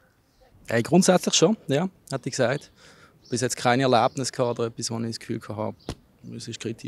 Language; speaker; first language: German; native; German